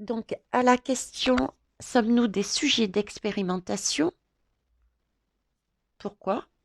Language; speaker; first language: French; native; French